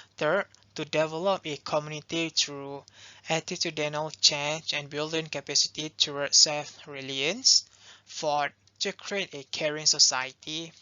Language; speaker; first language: English; non-native, local second language; Malay